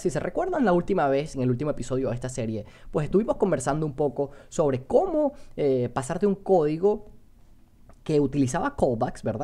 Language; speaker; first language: Spanish; native; Spanish